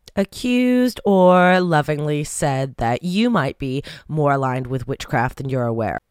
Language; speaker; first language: English; native; English